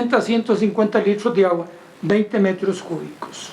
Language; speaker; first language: Spanish; native; Spanish